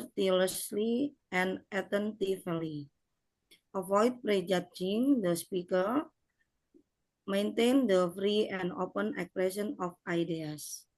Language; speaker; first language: English; non-native, learner; Indonesian